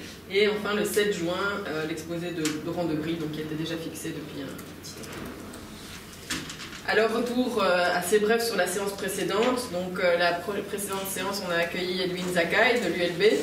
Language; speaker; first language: French; native; French